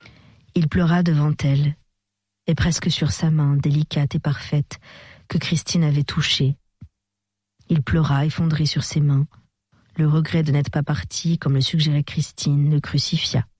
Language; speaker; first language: French; native; French